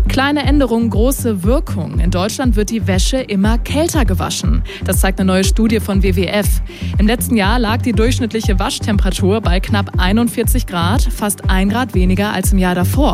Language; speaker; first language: German; native; German